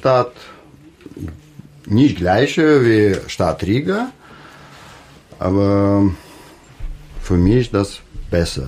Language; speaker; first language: German; non-native, learner; Russian